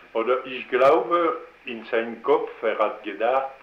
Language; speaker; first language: German; non-native, fluent; French